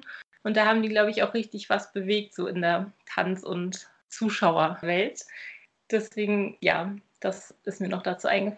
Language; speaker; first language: German; native; German